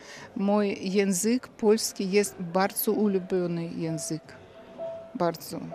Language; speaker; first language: Polish; early bilingual, heritage; Russian